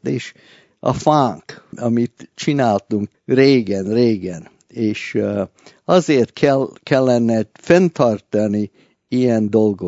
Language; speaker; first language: Hungarian; early bilingual, heritage; Hungarian